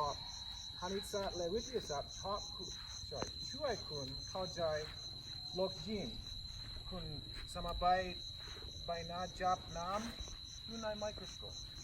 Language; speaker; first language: Thai; non-native, learner; English